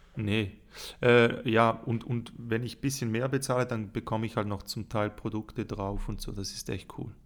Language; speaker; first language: German; native; German